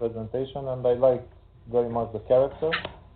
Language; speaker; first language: English; non-native, fluent; Hungarian